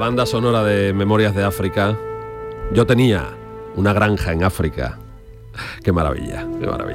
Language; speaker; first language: Spanish; native; Spanish